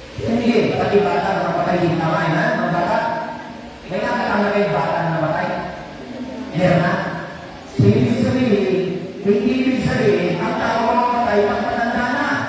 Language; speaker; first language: Filipino; non-native, local second language; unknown